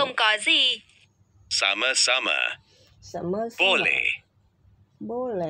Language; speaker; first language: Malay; non-native, learner; Vietnamese